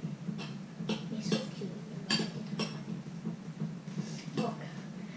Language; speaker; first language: French; native; French